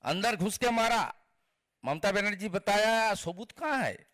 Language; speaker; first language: Hindi; non-native, local second language; Bangla